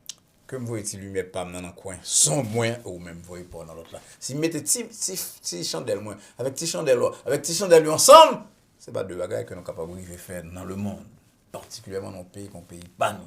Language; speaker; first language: French; non-native, local second language; Haitian Creole